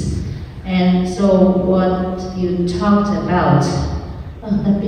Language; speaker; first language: English; non-native, fluent; Chinese